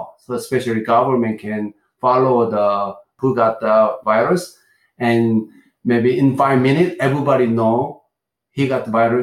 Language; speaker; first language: English; non-native, learner; Korean